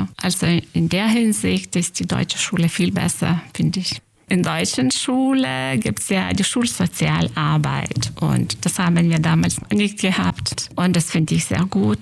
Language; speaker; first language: German; non-native, fluent; Lithuanian